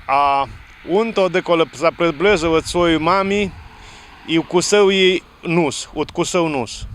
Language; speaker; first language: Ukrainian; early bilingual, heritage; Rusyn